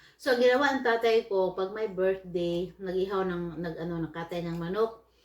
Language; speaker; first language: Filipino; non-native, local second language; Cebuano